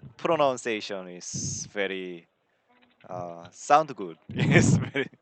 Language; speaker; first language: English; non-native, learner; Korean